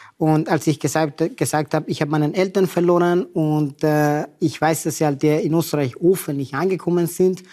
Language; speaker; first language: German; non-native, fluent; Persian